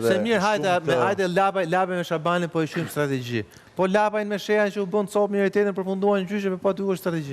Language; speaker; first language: Albanian; native; Albanian